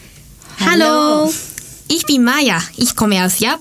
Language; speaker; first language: German; non-native, learner; Japanese